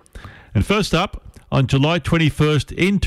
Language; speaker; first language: English; native; English